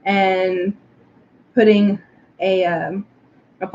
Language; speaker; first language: English; native; English